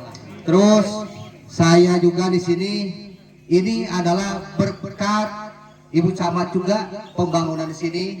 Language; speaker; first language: Indonesian; non-native, local second language; Sundanese